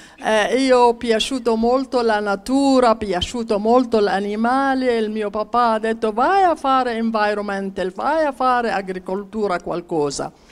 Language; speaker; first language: Italian; non-native, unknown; Arabic